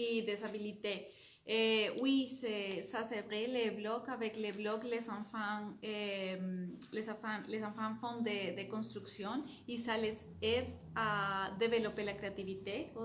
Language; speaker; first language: French; non-native, fluent; Spanish